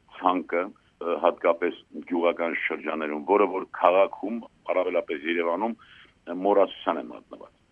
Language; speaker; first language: Armenian; native; Armenian